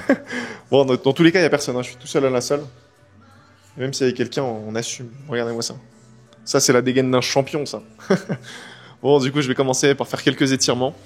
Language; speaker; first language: French; native; French